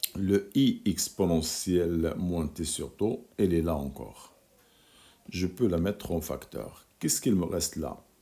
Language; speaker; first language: French; non-native, local second language; Arabic